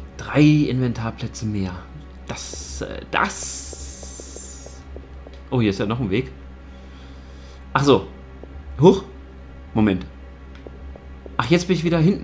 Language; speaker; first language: German; native; German